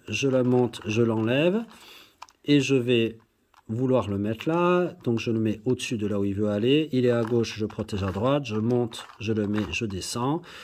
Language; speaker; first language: French; native; French